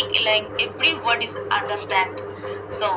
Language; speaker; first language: English; non-native, learner; Bangla